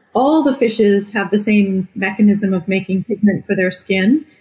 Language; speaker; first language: English; native; English